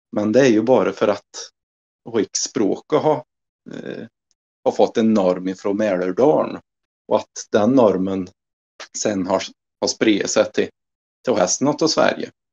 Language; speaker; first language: Swedish; native; Swedish